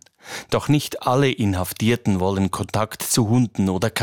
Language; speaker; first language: German; native; German